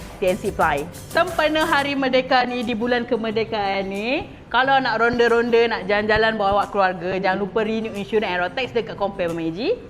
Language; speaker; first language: Malay; native; Malay